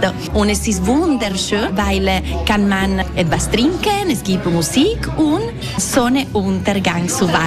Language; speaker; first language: German; non-native, local second language; Italian